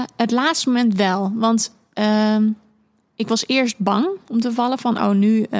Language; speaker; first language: Dutch; native; Dutch